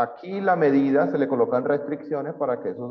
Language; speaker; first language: Spanish; native; Spanish